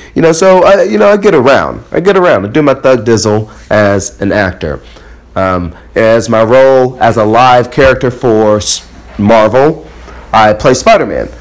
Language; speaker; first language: English; early bilingual, other home language; Akan